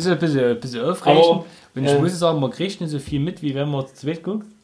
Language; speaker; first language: German; native; German